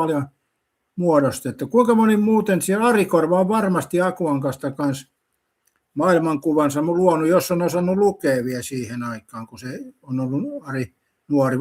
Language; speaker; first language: Finnish; native; Finnish